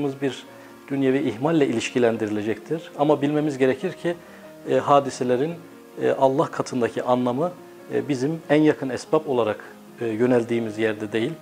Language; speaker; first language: Turkish; native; Turkish